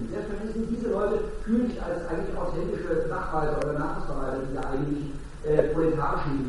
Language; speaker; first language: German; native; German